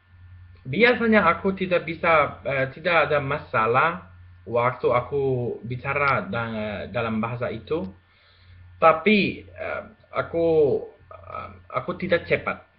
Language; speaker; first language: Indonesian; non-native, learner; Spanish